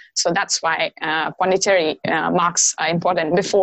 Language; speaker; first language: English; non-native, local second language; Maithili